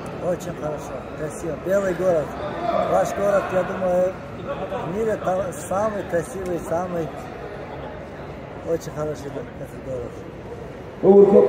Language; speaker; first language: Russian; non-native, learner; Azerbaijani